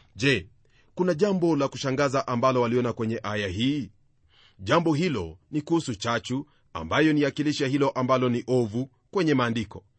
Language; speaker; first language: Swahili; non-native, local second language; Luyia